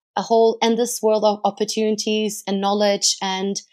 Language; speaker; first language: English; non-native, fluent; Portuguese